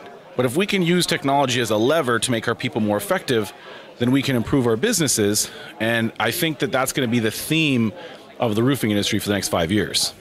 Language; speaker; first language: English; native; English